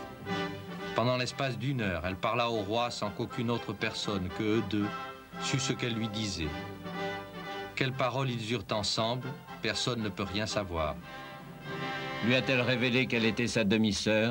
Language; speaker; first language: French; native; French